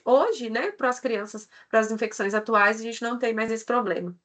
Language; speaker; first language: Portuguese; native; Portuguese